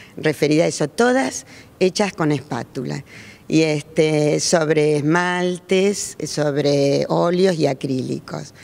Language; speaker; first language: Spanish; native; Spanish